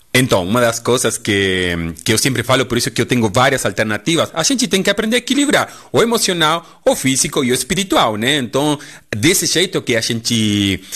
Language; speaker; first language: Portuguese; non-native, fluent; Spanish